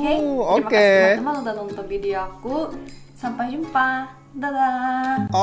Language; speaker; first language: Indonesian; non-native, fluent; Korean